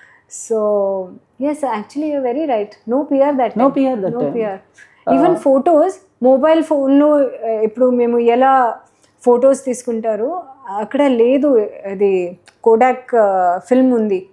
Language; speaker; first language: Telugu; non-native, learner; Hindi